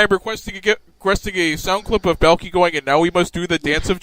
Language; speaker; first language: English; native; English